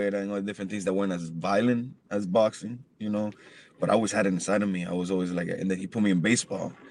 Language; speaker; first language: English; early bilingual, other home language; Spanish